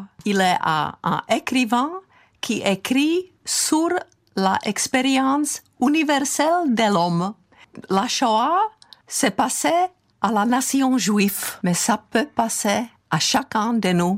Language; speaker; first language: French; non-native, fluent; Czech